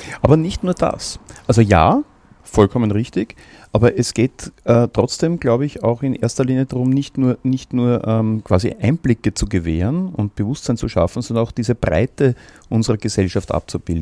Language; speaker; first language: German; native; German